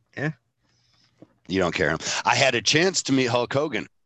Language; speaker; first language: English; native; English